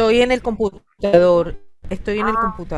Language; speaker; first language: Spanish; native; Spanish